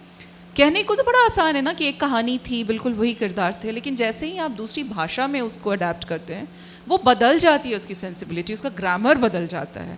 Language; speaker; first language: Hindi; native; Hindi